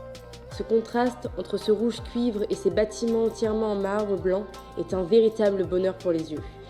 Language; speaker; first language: French; native; French